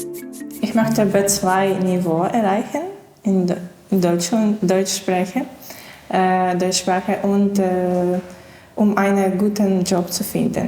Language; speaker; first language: German; non-native, learner; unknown